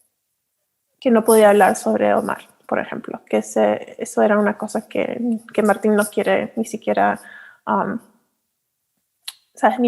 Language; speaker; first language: Spanish; early bilingual, heritage; Spanish